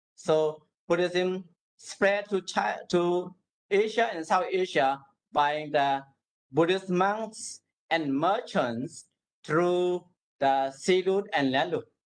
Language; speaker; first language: English; non-native, learner; Burmese